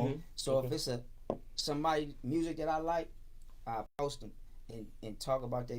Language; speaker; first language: English; native; English